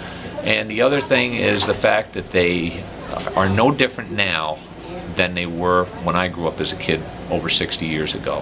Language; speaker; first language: English; native; English